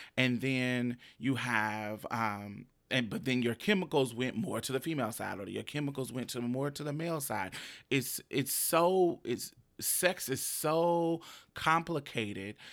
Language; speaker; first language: English; native; English